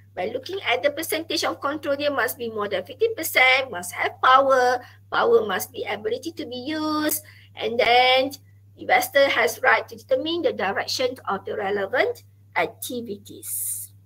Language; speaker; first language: English; non-native, local second language; Malay